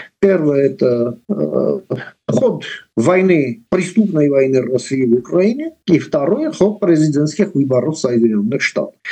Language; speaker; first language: Russian; non-native, local second language; Armenian